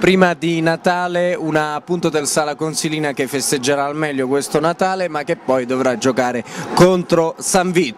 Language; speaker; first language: Italian; native; Italian